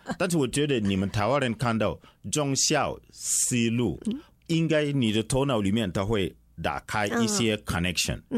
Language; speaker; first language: Chinese; non-native, fluent; English